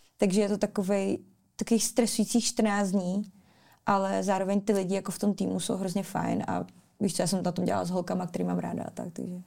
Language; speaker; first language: Czech; early bilingual, other home language; Armenian